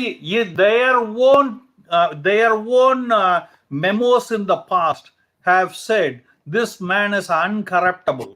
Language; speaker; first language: English; non-native, local second language; Hindi